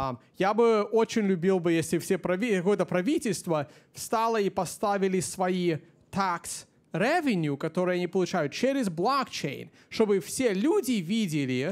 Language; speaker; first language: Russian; early bilingual, heritage; Russian